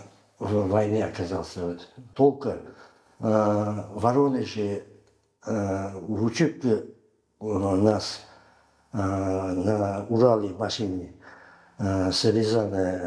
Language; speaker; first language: Russian; non-native, learner; Uzbek